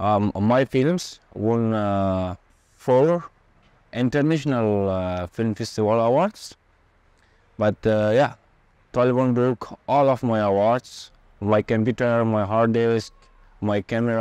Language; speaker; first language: English; non-native, learner; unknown